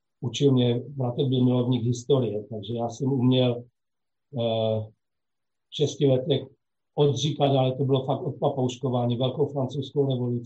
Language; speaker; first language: Czech; non-native, local second language; Slovak